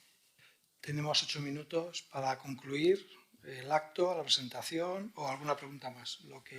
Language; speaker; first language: Spanish; native; Spanish